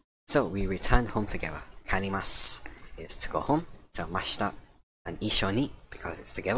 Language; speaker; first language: English; native; English